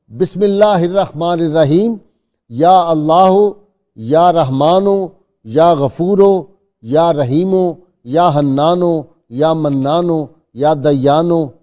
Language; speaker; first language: Urdu; native; Urdu